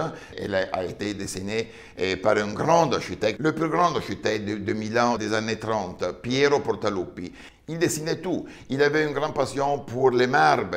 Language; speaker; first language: French; non-native, fluent; Italian